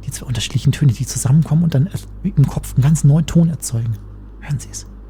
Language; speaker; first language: German; native; German